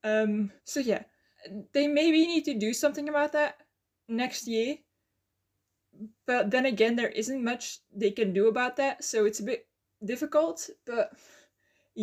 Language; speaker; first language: English; non-native, fluent; Dutch